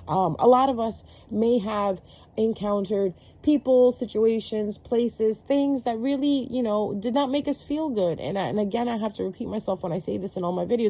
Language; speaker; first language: English; native; English